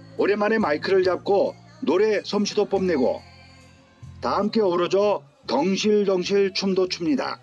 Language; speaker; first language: Korean; native; Korean